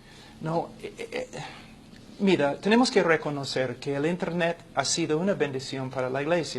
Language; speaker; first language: Spanish; non-native, fluent; English